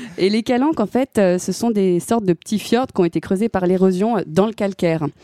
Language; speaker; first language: French; native; French